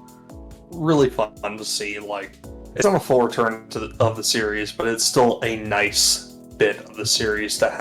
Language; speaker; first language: English; native; English